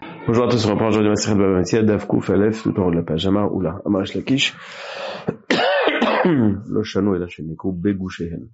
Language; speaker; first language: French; native; French